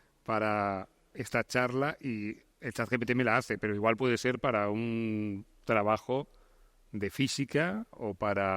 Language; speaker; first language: Spanish; native; Spanish